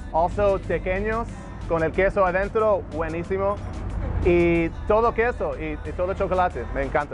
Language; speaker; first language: Spanish; non-native, learner; English